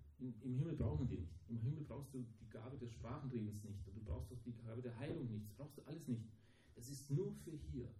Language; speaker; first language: German; early bilingual, heritage; German